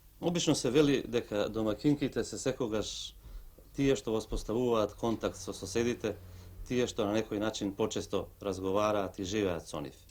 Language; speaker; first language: Macedonian; native; Macedonian